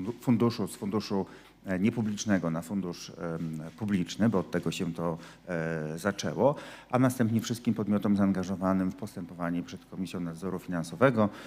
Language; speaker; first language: Polish; native; Polish